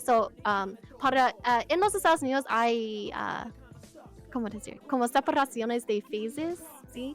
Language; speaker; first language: Spanish; non-native, learner; English